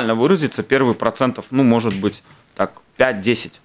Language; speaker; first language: Russian; native; Russian